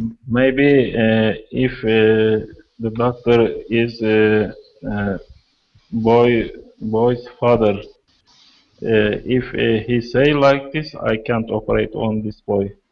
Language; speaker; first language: English; non-native, learner; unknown